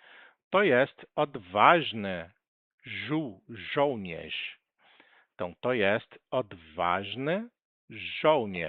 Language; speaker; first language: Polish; non-native, learner; Portuguese